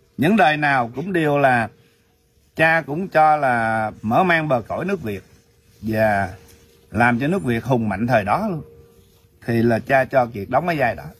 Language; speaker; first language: Vietnamese; early bilingual, heritage; Vietnamese